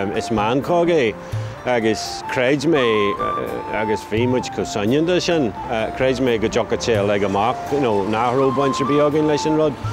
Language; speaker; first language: Irish; non-native, local second language; English